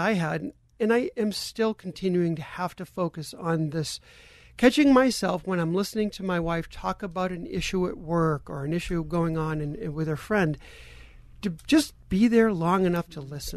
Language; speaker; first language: English; native; English